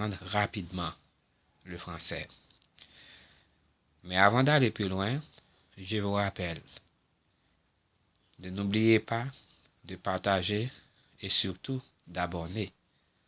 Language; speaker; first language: French; non-native, local second language; Haitian Creole